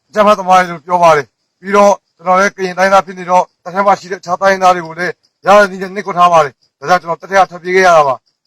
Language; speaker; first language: Burmese; non-native, local second language; Karen languages